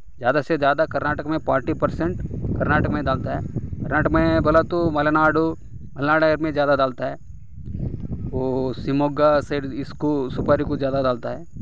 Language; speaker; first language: Hindi; non-native, local second language; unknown